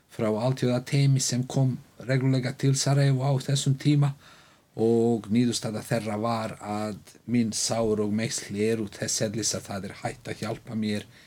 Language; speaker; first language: Icelandic; non-native, fluent; Bosnian